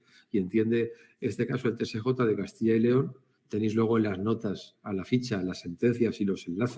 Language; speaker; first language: Spanish; native; Spanish